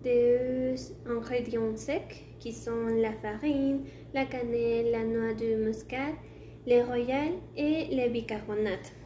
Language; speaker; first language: French; non-native, learner; Spanish